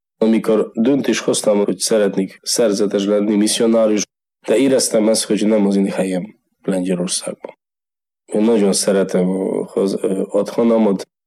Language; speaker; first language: Hungarian; non-native, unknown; Polish